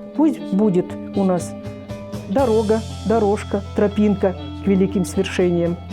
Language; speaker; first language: Russian; native; Russian